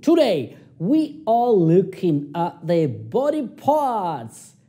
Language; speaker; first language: English; non-native, fluent; Turkish